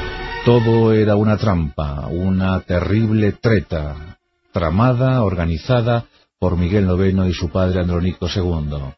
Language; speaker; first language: Spanish; native; Spanish